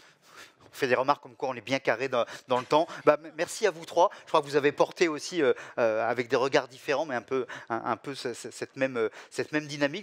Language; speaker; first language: French; native; French